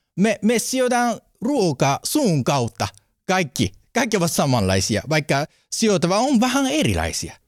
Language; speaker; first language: Finnish; non-native, learner; Japanese